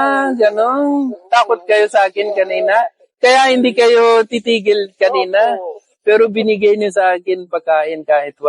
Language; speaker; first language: Filipino; non-native, learner; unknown